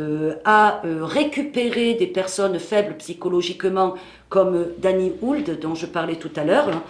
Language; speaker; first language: French; native; French